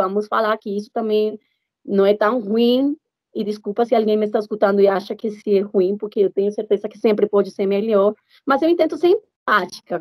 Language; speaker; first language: Portuguese; non-native, fluent; Spanish